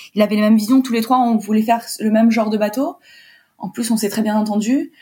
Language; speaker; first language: French; early bilingual, heritage; French